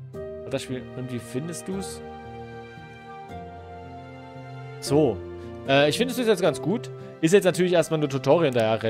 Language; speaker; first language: German; native; German